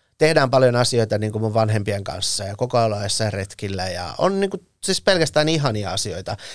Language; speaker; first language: Finnish; early bilingual, other home language; Persian